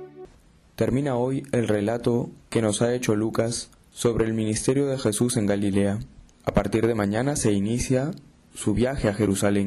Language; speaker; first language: Spanish; native; Spanish